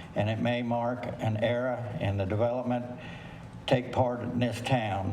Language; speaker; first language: English; native; English